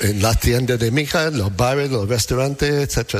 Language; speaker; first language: Spanish; non-native, learner; English